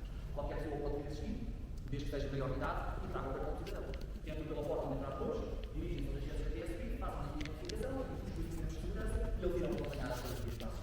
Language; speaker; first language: Portuguese; native; Portuguese